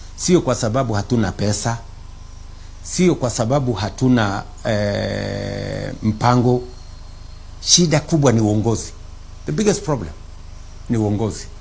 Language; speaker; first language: Swahili; non-native, local second language; Kalenjin